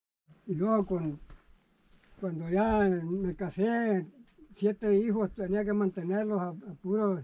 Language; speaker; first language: Spanish; native; Spanish